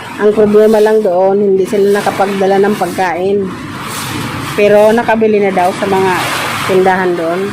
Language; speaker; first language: Filipino; non-native, local second language; Bikol